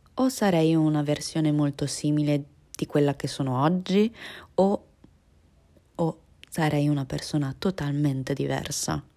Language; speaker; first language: Italian; early bilingual, other home language; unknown